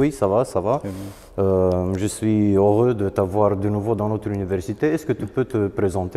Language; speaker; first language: French; non-native, fluent; Romanian